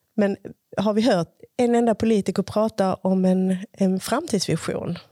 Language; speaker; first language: Swedish; early bilingual, other home language; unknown